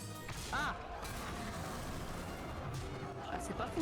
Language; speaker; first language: French; native; French